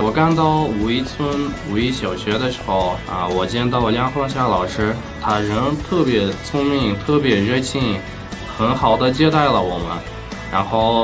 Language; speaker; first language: Chinese; non-native, fluent; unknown